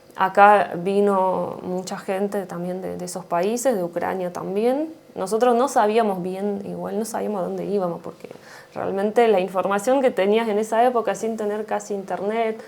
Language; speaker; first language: Spanish; non-native, fluent; Russian